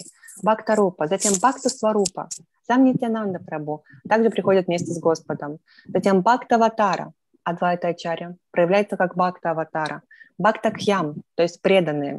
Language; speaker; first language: Russian; native; Russian